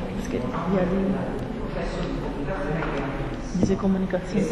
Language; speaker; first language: German; non-native, fluent; Italian